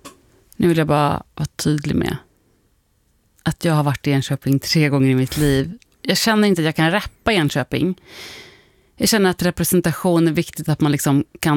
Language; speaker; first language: Swedish; native; Swedish